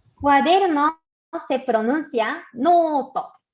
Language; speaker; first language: Spanish; non-native, fluent; Japanese